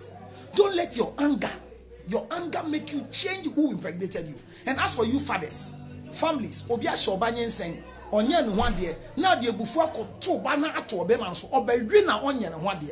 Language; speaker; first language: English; non-native, local second language; Akan